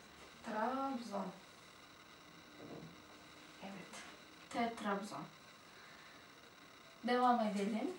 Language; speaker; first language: Turkish; non-native, fluent; Russian